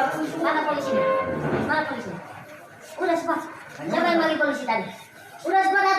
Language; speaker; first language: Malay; non-native, local second language; Nias